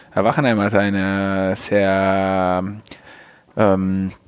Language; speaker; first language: German; non-native, fluent; Italian